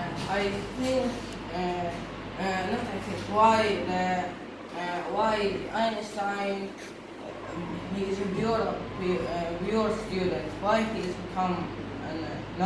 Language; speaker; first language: English; non-native, learner; Arabic